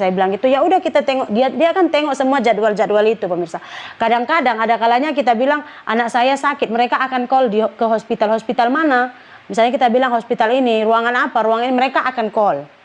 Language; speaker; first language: Indonesian; native; Indonesian